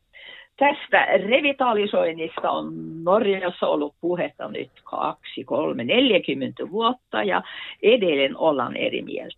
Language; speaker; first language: Finnish; non-native, fluent; Norwegian